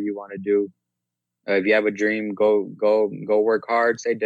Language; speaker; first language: English; native; English